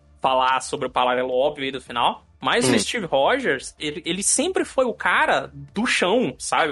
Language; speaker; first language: Portuguese; native; Portuguese